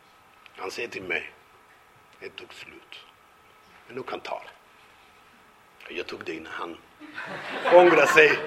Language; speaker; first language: Swedish; non-native, fluent; Spanish